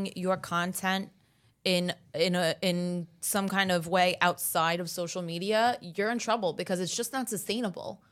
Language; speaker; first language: English; early bilingual, other home language; Italian